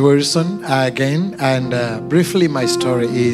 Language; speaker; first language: English; non-native, local second language; Ganda